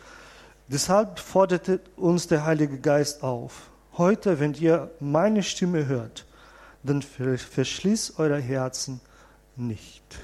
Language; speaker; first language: German; non-native, fluent; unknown